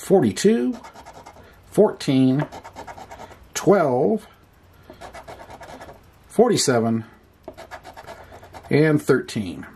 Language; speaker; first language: English; native; English